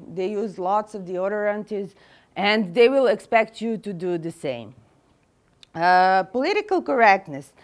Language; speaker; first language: English; non-native, fluent; Serbian